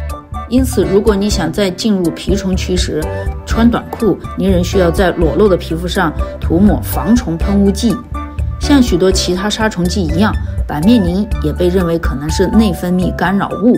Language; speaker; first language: Chinese; native; Chinese